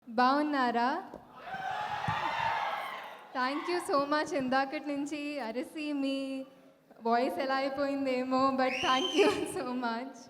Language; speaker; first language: Telugu; non-native, local second language; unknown